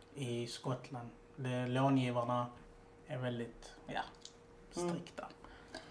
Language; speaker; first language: Swedish; native; Swedish